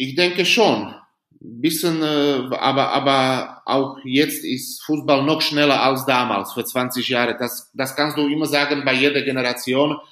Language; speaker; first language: German; non-native, learner; Slovak